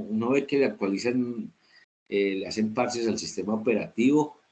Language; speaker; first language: Spanish; native; Spanish